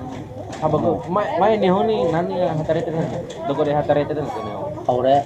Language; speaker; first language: Japanese; non-native, fluent; Indonesian